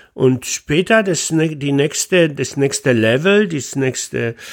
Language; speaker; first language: German; non-native, fluent; Polish